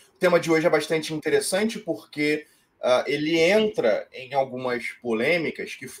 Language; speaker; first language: Portuguese; native; Portuguese